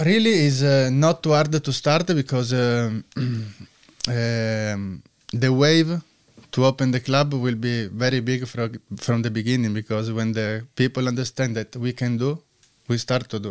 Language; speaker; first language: English; non-native, learner; Italian